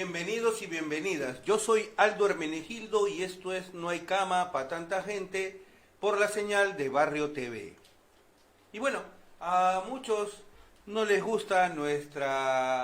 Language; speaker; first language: Spanish; native; Spanish